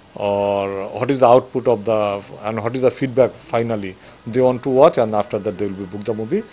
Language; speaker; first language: English; non-native, local second language; Bangla